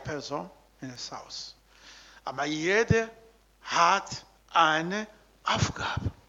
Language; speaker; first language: German; non-native, learner; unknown